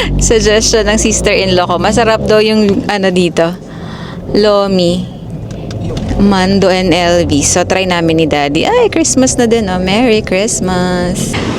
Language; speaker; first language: Filipino; non-native, local second language; Waray